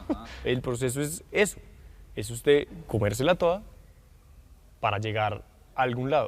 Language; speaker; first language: Spanish; native; Spanish